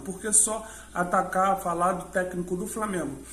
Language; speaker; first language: Portuguese; native; Portuguese